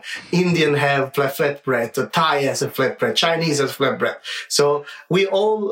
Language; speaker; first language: English; non-native, fluent; Italian